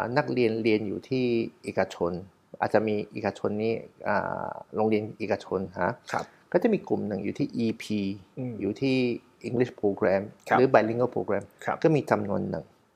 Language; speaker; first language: Thai; non-native, fluent; Chinese